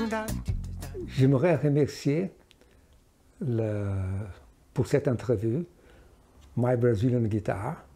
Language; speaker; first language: French; non-native, fluent; Portuguese